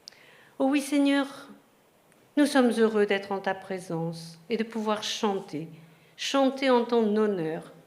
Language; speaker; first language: French; native; French